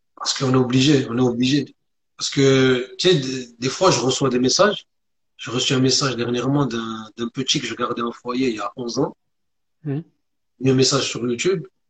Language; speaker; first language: French; early bilingual, other home language; Arabic